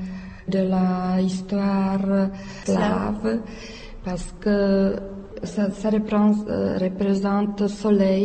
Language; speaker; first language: French; non-native, learner; Czech